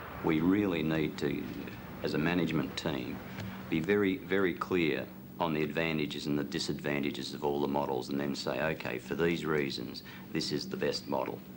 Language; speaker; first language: English; native; English